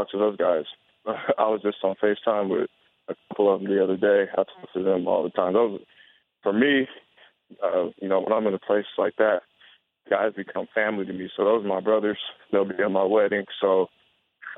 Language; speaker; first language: English; native; English